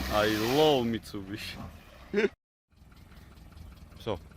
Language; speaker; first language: English; non-native, learner; Georgian